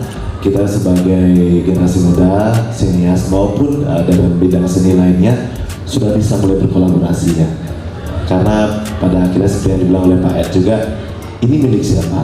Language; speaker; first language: Indonesian; native; Indonesian